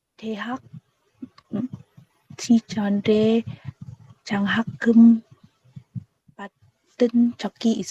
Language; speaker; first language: Korean; non-native, learner; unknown